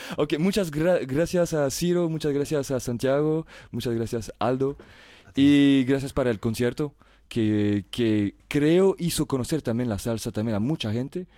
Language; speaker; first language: Spanish; non-native, fluent; French